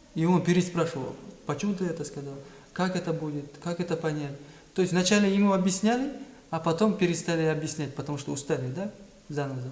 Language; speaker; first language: Russian; non-native, local second language; Kazakh